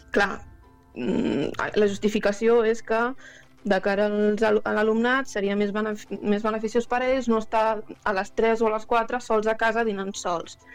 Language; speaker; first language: Catalan; native; Catalan